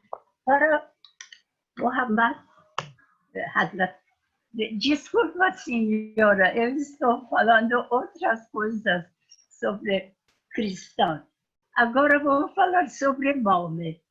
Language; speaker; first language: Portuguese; non-native, fluent; Persian